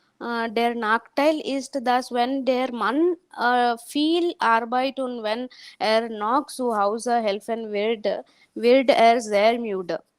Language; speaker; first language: German; non-native, learner; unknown